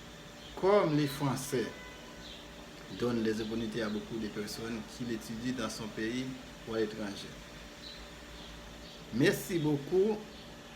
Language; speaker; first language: French; non-native, fluent; Spanish